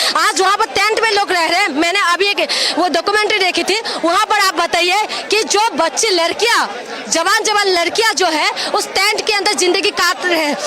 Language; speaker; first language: Hindi; non-native, local second language; Assamese